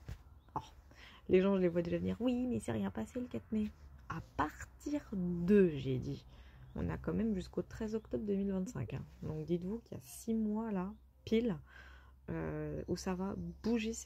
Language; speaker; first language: French; native; French